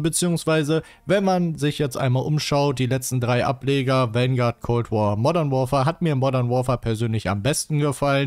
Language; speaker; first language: German; native; German